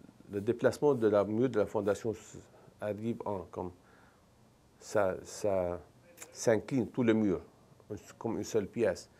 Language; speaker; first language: French; non-native, local second language; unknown